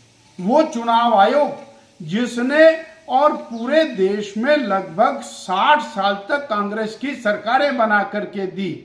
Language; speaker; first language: Hindi; native; Hindi